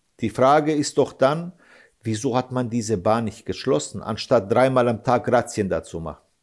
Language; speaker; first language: German; early bilingual, other home language; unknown